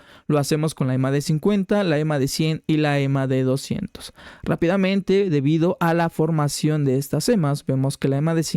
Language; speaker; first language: Spanish; native; Spanish